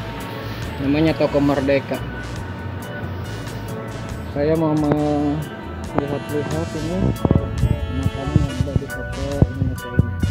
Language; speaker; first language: Indonesian; non-native, local second language; Sundanese